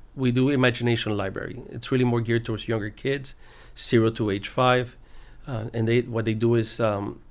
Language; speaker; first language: English; early bilingual, other home language; Spanish